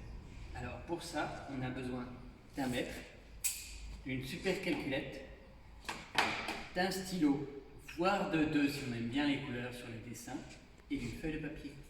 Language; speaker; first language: French; native; French